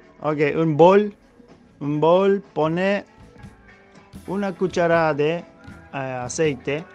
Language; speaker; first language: Spanish; non-native, learner; Japanese